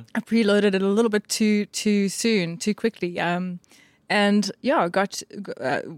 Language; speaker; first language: English; native; English